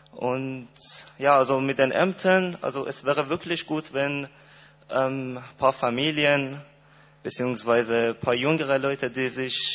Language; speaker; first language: German; non-native, fluent; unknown